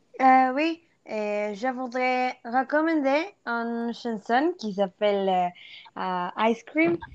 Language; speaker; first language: French; non-native, learner; Spanish